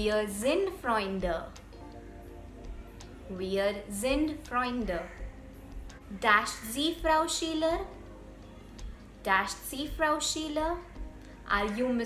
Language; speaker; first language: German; non-native, fluent; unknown